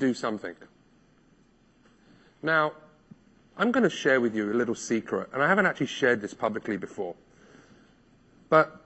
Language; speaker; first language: English; native; English